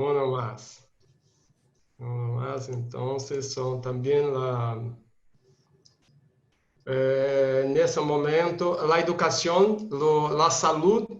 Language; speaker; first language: Spanish; non-native, fluent; Portuguese